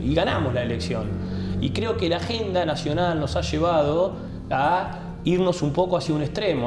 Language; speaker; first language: Spanish; native; Spanish